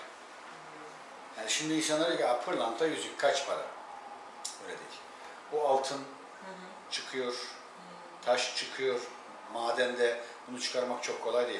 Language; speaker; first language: Turkish; native; Turkish